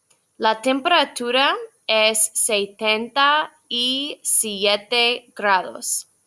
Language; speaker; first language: Spanish; non-native, fluent; English